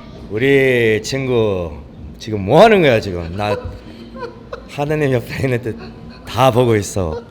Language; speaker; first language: Korean; early bilingual, heritage; Korean